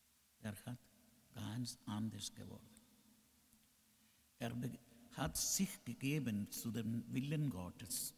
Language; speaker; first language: German; non-native, learner; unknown